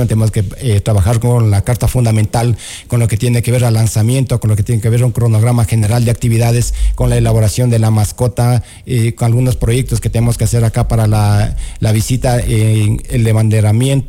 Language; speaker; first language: Spanish; native; Spanish